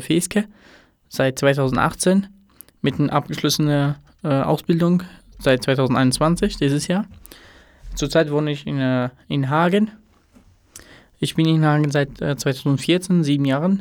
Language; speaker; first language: German; non-native, fluent; Romanian